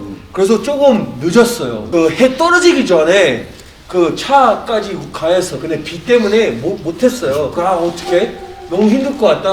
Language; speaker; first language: Korean; early bilingual, heritage; Korean